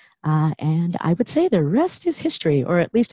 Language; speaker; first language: English; native; English